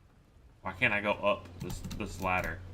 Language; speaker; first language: English; native; English